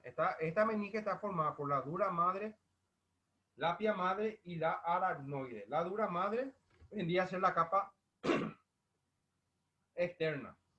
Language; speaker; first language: Spanish; native; Spanish